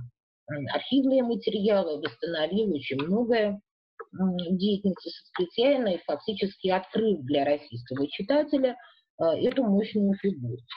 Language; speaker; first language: Russian; native; Russian